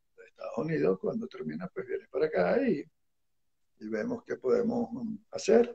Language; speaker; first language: Spanish; early bilingual, other home language; Hebrew